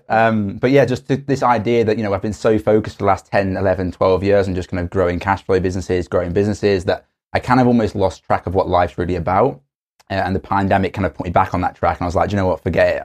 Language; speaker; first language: English; native; English